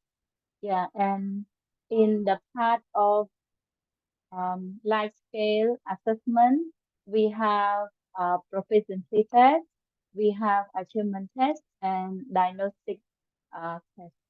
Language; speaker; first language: English; non-native, learner; Khmer